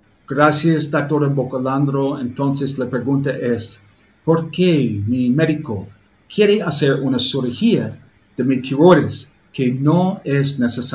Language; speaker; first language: Spanish; non-native, learner; English